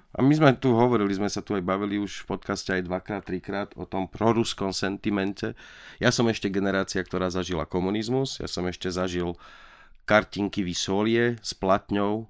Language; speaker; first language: Slovak; native; Slovak